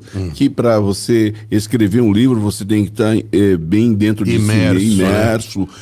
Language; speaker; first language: Portuguese; native; Portuguese